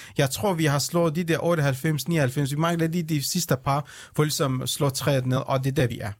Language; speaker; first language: Danish; early bilingual, other home language; Central Kurdish